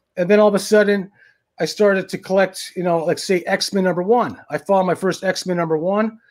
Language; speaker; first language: English; native; English